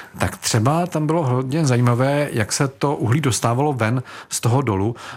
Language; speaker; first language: Czech; native; Czech